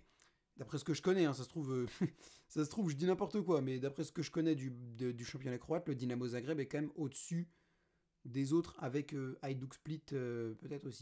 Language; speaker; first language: French; native; French